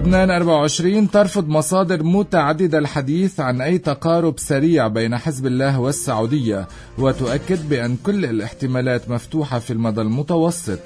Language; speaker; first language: Arabic; native; Arabic